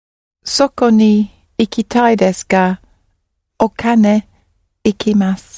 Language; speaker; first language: Japanese; non-native, learner; English